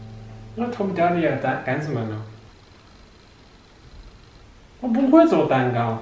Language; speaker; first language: Chinese; non-native, fluent; Danish